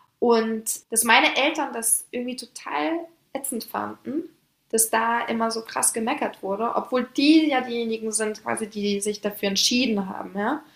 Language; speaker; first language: German; early bilingual, other home language; French